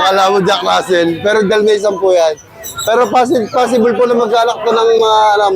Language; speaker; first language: Filipino; native; Filipino